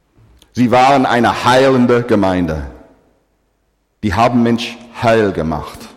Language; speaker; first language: German; non-native, fluent; English